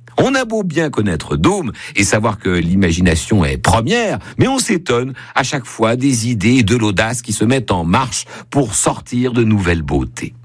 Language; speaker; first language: French; native; French